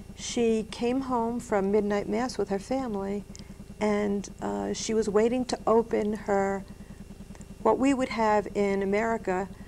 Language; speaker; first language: English; native; English